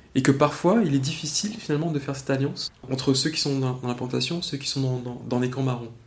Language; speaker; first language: French; native; French